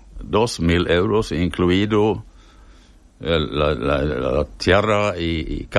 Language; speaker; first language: Spanish; non-native, fluent; Swedish